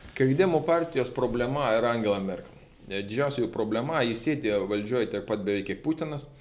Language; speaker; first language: Lithuanian; non-native, local second language; Russian